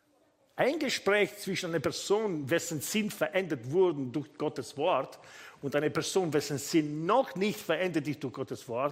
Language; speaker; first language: German; non-native, fluent; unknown